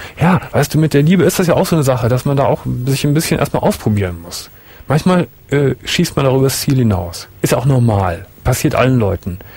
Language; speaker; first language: German; native; German